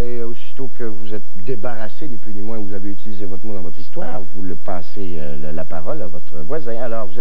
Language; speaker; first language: French; native; French